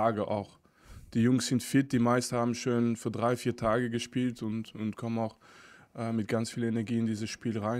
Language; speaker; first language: German; non-native, fluent; French